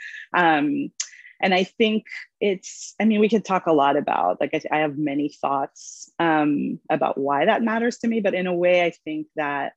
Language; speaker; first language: English; non-native, fluent; Hebrew